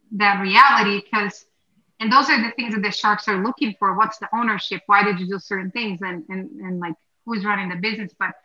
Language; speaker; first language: English; non-native, fluent; Portuguese